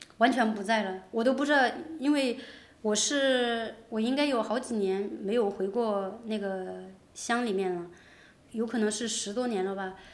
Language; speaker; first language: Chinese; native; Chinese